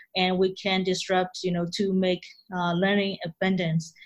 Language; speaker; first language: English; non-native, fluent; Burmese